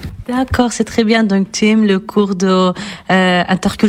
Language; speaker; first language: French; non-native, fluent; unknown